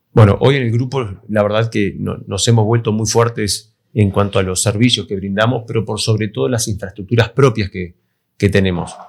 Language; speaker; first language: Spanish; native; Spanish